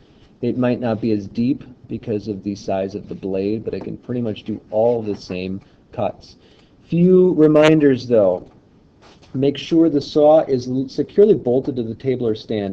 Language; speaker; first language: English; native; English